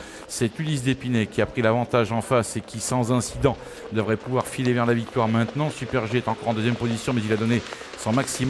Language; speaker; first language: French; native; French